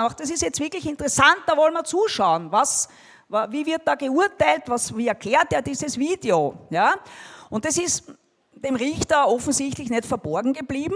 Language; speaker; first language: German; native; German